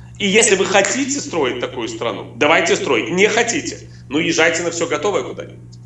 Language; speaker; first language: Russian; native; Russian